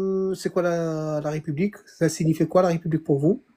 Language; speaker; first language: French; non-native, learner; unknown